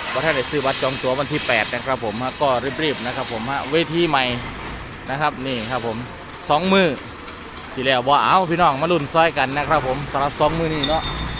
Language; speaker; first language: Thai; native; Thai